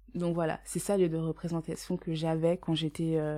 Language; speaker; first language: French; native; French